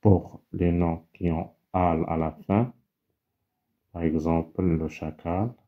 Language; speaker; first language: French; non-native, local second language; Arabic